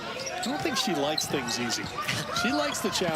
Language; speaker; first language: English; native; English